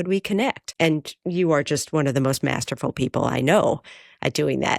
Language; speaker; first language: English; native; English